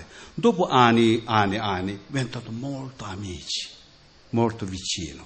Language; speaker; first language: Italian; non-native, learner; Tibetan